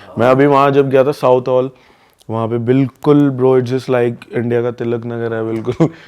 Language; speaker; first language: Hindi; non-native, fluent; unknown